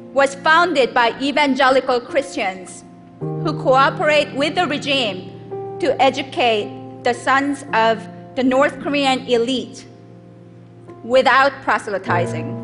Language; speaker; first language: English; non-native, fluent; Korean